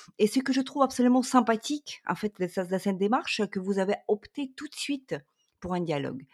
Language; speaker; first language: French; non-native, fluent; Ukrainian